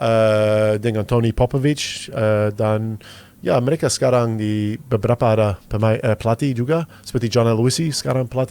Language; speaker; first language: Indonesian; non-native, fluent; English